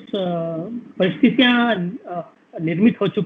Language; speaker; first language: Hindi; native; Hindi